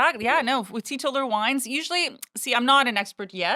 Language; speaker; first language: English; native; English